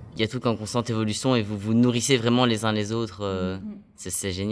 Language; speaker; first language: French; native; French